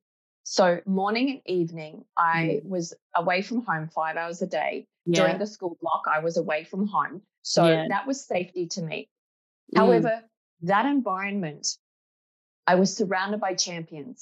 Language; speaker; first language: English; native; English